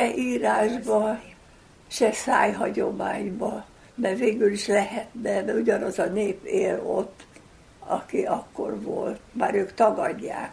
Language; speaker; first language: Hungarian; native; Hungarian